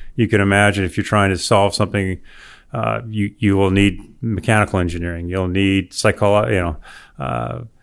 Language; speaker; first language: English; native; English